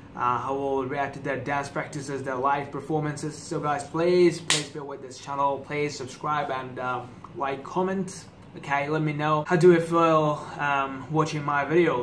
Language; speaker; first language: English; non-native, fluent; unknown